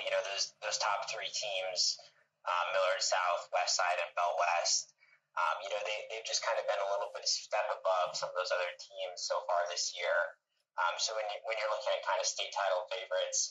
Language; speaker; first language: English; native; English